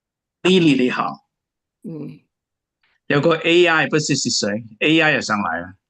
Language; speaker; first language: Chinese; native; Chinese